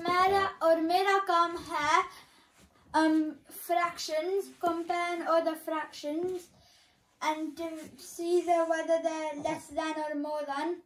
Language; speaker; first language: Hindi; early bilingual, heritage; Hindi